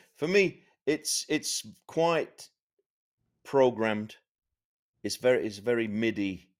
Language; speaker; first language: English; native; English